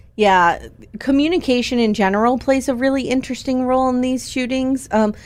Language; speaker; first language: English; native; English